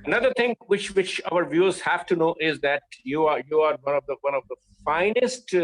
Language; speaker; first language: English; non-native, local second language; Hindi